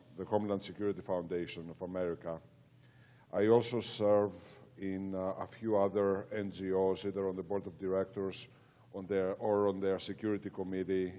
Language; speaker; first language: English; non-native, fluent; Greek